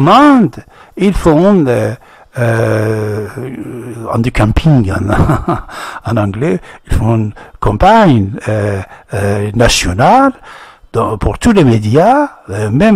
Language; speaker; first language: French; non-native, fluent; Persian